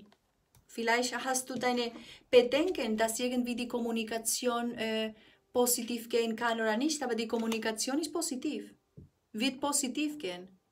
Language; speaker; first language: German; non-native, fluent; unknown